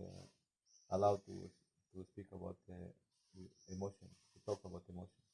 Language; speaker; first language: English; non-native, learner; Spanish